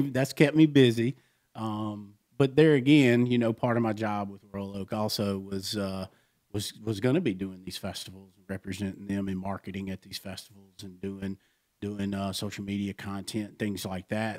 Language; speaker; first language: English; native; English